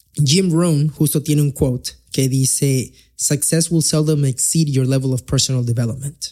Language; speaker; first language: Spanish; early bilingual, heritage; Spanish